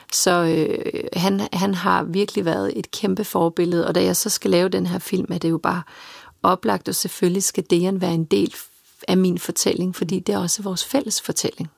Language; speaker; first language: Danish; early bilingual, other home language; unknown